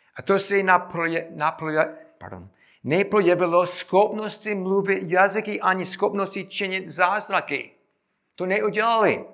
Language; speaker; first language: Czech; non-native, fluent; English